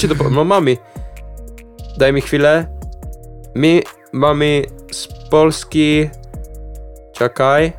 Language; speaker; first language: Polish; non-native, learner; Czech